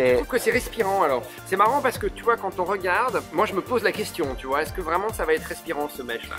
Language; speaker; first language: French; native; French